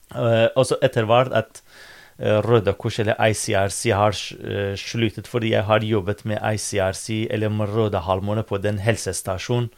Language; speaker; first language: Norwegian; non-native, fluent; Kurdish